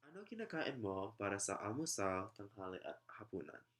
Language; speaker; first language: Filipino; non-native, learner; English